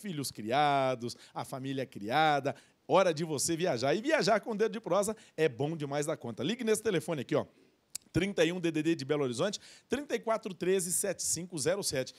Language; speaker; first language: Portuguese; native; Portuguese